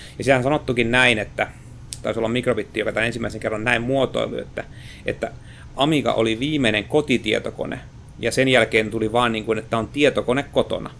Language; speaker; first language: Finnish; native; Finnish